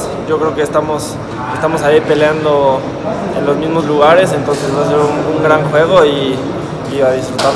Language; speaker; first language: Spanish; native; Spanish